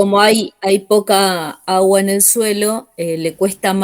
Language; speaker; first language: Spanish; native; Spanish